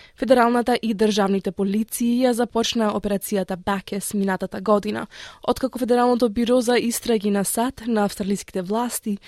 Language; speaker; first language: Macedonian; native; Macedonian